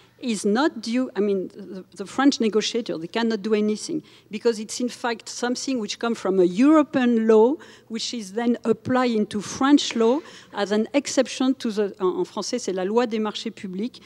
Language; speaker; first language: English; non-native, fluent; French